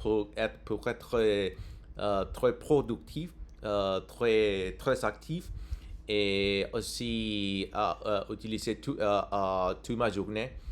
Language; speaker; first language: French; non-native, learner; English